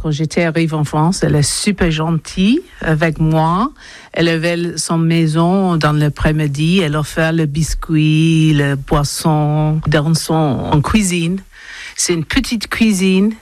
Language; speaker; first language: French; non-native, learner; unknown